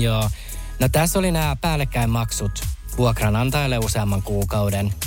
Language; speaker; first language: Finnish; native; Finnish